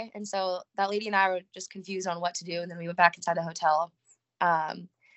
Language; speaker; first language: English; native; English